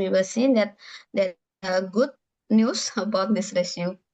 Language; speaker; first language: English; non-native, learner; Indonesian